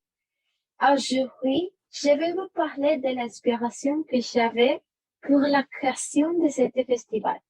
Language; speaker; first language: French; non-native, learner; Spanish